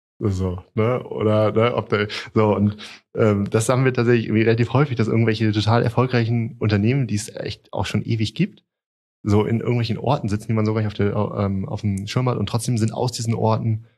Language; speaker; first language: German; native; German